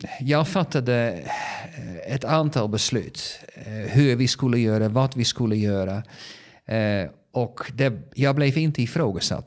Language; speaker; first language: Swedish; non-native, fluent; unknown